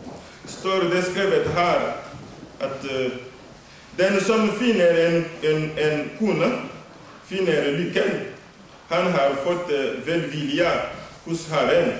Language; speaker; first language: Swedish; non-native, learner; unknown